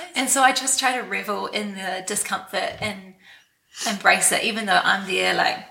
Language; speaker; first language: English; native; English